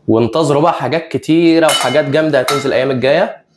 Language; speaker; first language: Arabic; native; Arabic